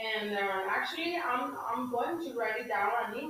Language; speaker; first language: English; non-native, learner; Spanish